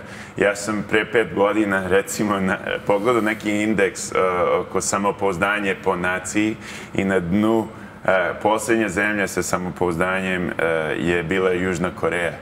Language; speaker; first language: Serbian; early bilingual, heritage; Serbian